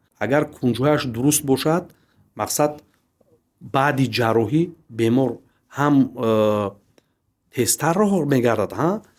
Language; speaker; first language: Tajik; native; Tajik